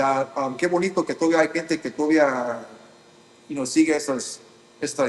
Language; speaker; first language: Spanish; early bilingual, heritage; Spanish